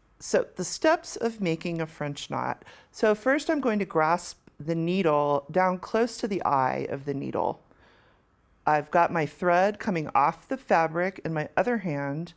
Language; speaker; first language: English; native; English